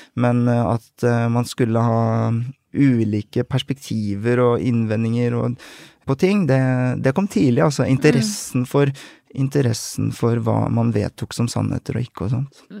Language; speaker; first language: Norwegian; early bilingual, other home language; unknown